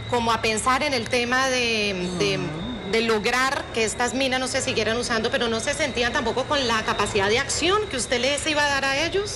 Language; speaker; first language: Spanish; native; Spanish